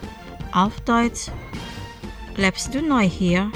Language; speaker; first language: German; non-native, fluent; Indonesian